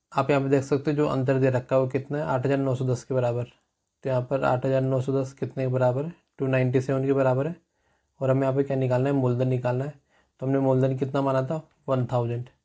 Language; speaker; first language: Hindi; native; Hindi